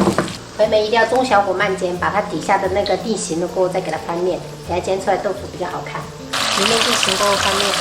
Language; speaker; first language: Chinese; native; Chinese